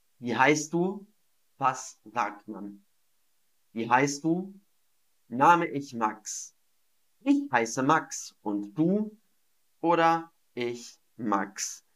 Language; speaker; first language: German; non-native, fluent; English